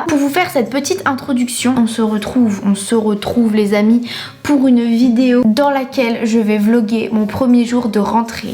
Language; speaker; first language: French; native; French